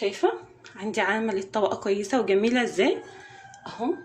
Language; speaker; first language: Arabic; native; Arabic